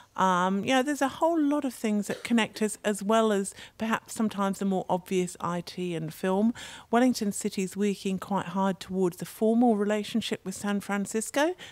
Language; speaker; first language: English; native; English